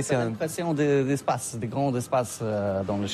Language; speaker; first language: French; non-native, learner; Polish